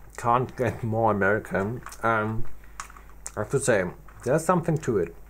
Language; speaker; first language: English; non-native, fluent; German